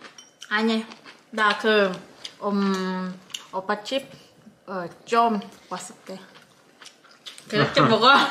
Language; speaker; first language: Korean; non-native, learner; Vietnamese